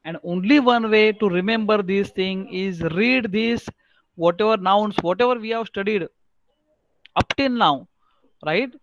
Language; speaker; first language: English; non-native, local second language; Marathi